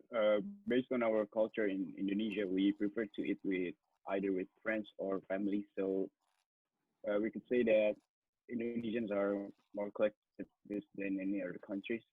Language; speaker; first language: English; non-native, learner; Indonesian